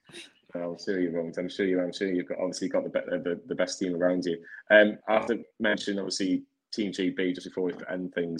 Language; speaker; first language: English; native; English